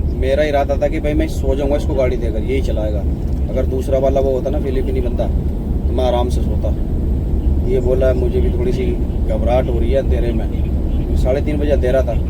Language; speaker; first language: Hindi; native; Hindi